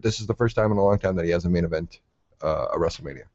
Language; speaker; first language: English; native; English